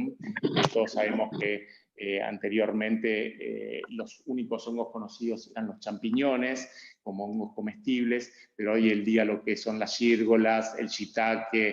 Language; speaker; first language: Spanish; native; Spanish